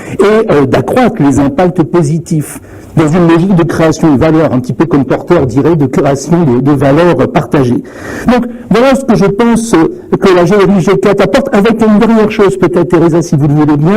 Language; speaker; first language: French; native; French